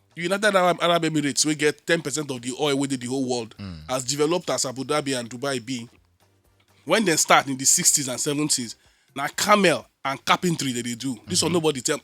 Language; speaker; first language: Nigerian Pidgin; native; Nigerian Pidgin